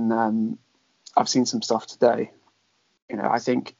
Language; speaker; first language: English; native; English